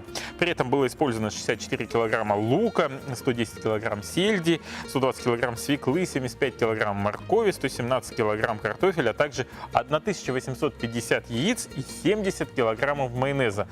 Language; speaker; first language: Russian; native; Russian